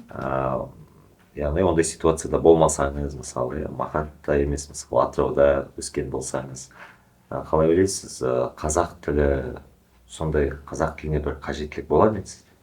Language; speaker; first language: Kazakh; native; Kazakh